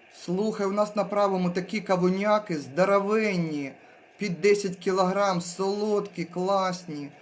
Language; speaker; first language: Ukrainian; native; Ukrainian